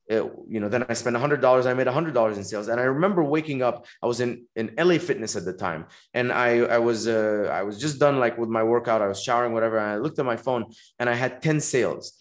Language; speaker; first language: English; non-native, fluent; Arabic